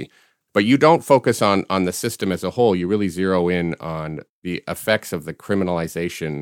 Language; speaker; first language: English; native; English